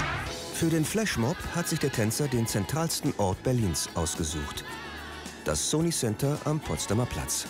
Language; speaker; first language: German; native; German